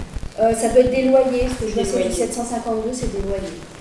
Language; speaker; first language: French; native; French